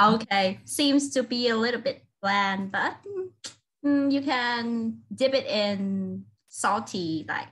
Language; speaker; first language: English; non-native, fluent; Vietnamese